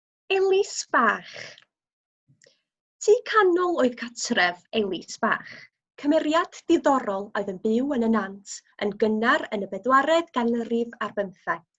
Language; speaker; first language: Welsh; native; Welsh